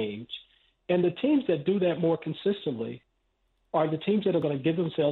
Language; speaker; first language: English; native; English